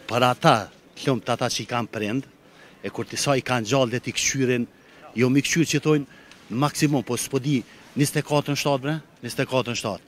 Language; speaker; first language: Albanian; native; Albanian